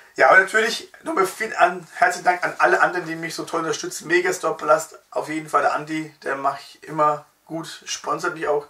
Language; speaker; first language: German; native; German